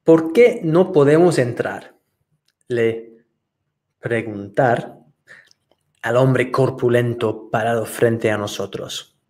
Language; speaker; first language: Spanish; non-native, fluent; English